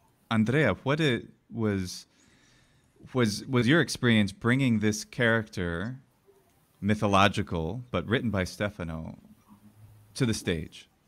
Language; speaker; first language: English; native; English